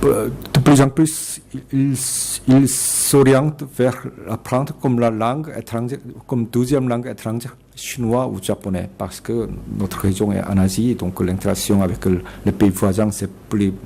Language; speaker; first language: French; non-native, fluent; Korean